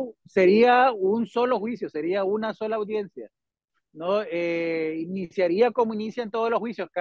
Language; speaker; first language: Spanish; native; Spanish